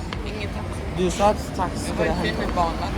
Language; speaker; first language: Swedish; early bilingual, other home language; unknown